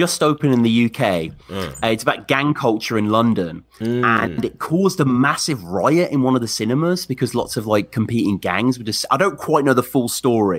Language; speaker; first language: English; native; English